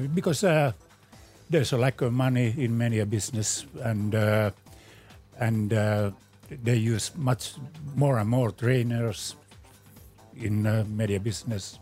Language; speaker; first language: English; non-native, fluent; Finnish